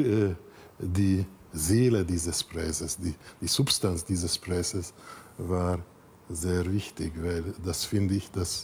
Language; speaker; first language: German; non-native, fluent; Hungarian